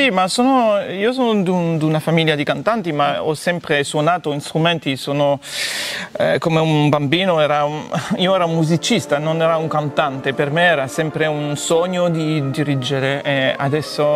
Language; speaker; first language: Italian; non-native, fluent; French